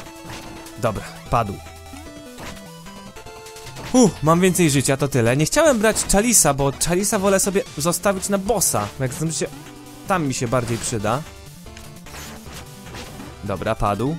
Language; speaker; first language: Polish; native; Polish